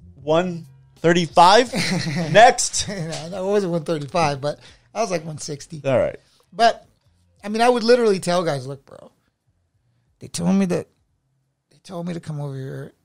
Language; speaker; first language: English; native; English